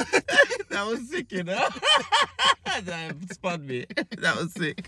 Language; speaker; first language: English; native; English